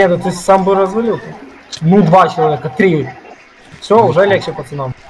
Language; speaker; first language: Russian; native; Russian